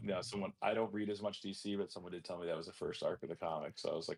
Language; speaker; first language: English; native; English